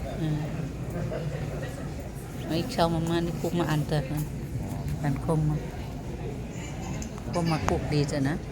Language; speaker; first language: German; non-native, learner; Thai